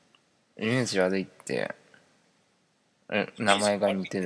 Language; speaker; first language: Japanese; native; Japanese